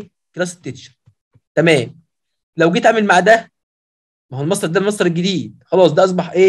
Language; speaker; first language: Arabic; native; Arabic